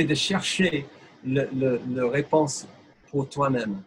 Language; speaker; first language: French; non-native, fluent; English